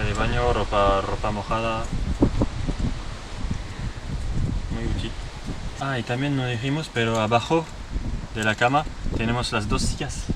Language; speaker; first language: Spanish; non-native, learner; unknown